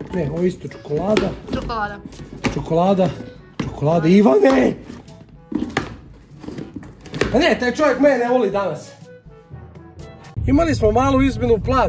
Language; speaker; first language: Croatian; native; Croatian